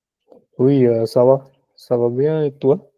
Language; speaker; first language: French; non-native, learner; Punjabi